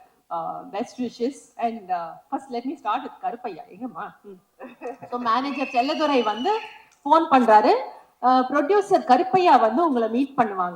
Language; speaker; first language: Tamil; native; Tamil